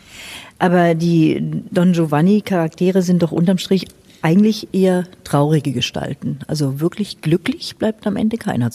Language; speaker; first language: German; native; German